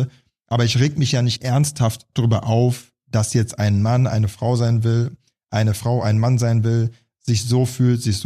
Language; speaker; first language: German; native; German